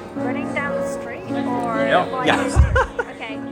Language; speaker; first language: English; native; English